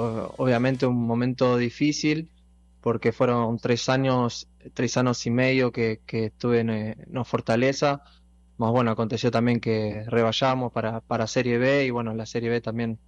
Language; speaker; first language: Portuguese; non-native, fluent; Spanish